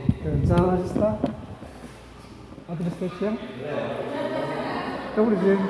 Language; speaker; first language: Russian; non-native, learner; Korean